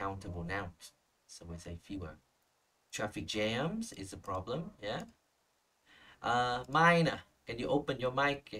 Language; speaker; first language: English; non-native, fluent; Vietnamese